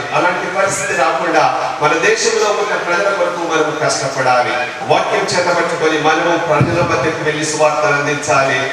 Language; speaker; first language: Telugu; non-native, local second language; Lambadi